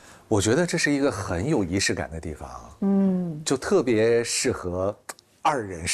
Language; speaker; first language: Chinese; native; Chinese